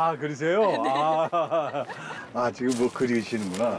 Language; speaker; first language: Korean; native; Korean